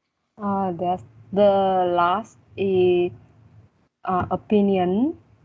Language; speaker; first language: English; non-native, learner; Vietnamese